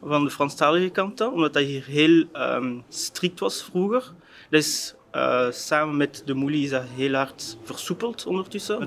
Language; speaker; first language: Dutch; native; Dutch